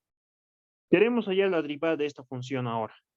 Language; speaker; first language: Spanish; native; Spanish